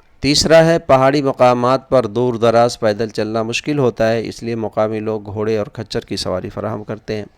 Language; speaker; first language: Urdu; native; Urdu